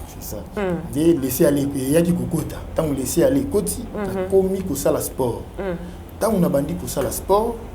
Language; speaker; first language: Lingala; native; Lingala